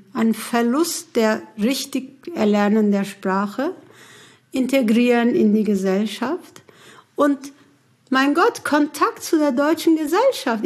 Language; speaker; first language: German; early bilingual, other home language; Turkish